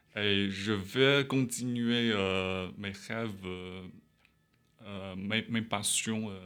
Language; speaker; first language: French; non-native, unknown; Chinese